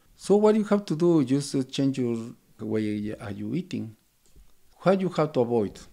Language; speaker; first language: English; non-native, learner; Spanish